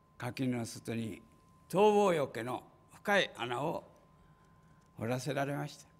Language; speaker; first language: Japanese; native; Japanese